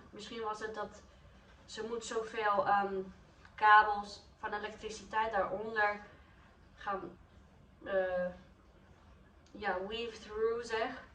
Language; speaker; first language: Dutch; non-native, learner; English